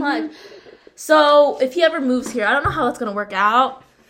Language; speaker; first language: English; early bilingual, other home language; Vietnamese